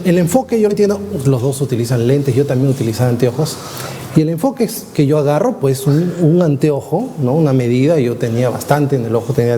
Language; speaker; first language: Spanish; native; Spanish